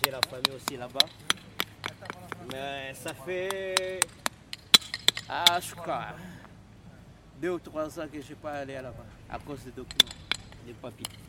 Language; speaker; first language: French; non-native, local second language; Portuguese